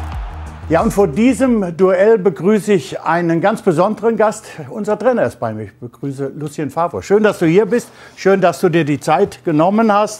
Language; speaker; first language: German; native; German